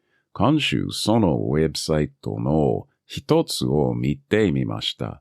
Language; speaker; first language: Japanese; non-native, learner; English